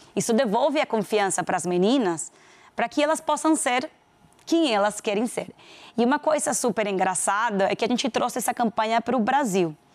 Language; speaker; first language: Portuguese; non-native, fluent; Spanish